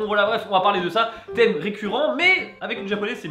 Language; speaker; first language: French; native; French